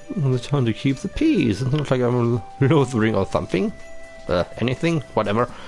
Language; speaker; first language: English; non-native, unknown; German